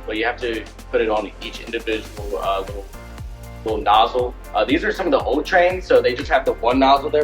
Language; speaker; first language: English; native; English